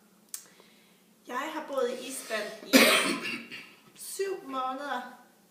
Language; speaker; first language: Danish; native; Danish